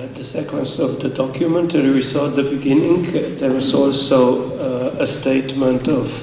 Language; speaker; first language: English; non-native, fluent; Slovenian